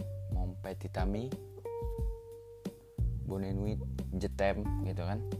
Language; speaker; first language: French; non-native, learner; Indonesian